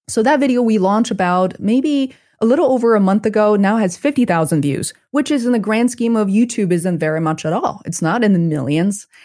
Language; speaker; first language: English; non-native, fluent; Chinese